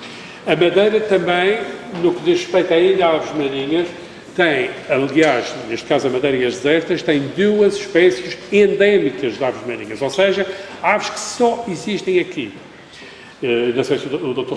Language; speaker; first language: Portuguese; native; Portuguese